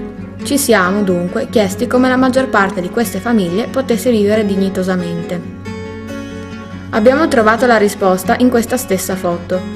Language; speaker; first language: Italian; native; Italian